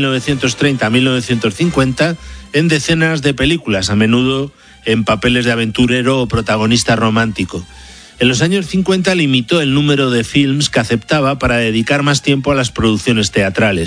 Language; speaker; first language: Spanish; native; Spanish